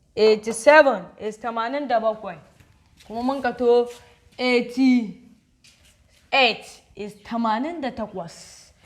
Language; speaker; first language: Hausa; native; Hausa